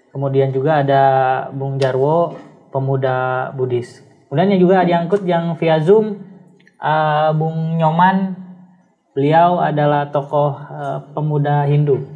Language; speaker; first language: Indonesian; native; Indonesian